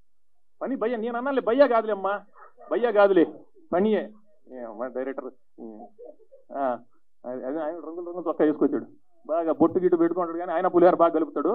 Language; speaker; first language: Telugu; native; Telugu